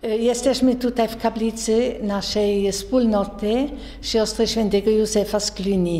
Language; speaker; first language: Polish; non-native, fluent; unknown